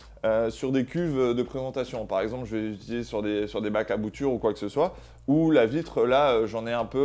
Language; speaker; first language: French; native; French